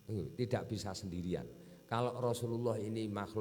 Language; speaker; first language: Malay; non-native, local second language; Javanese